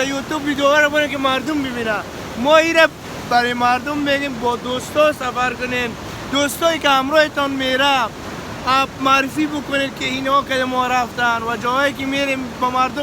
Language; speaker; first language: Persian; native; Persian